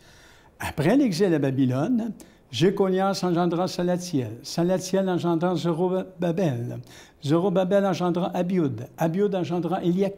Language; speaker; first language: French; native; French